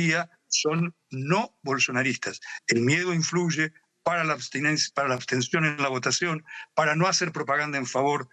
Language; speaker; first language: Spanish; native; Spanish